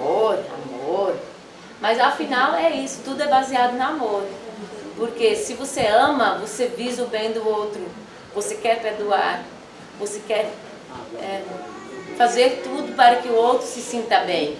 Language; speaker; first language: Portuguese; non-native, fluent; Dutch